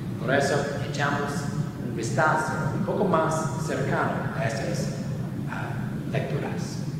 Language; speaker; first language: Spanish; non-native, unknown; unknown